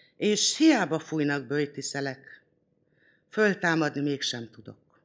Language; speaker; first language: Hungarian; non-native, local second language; Romany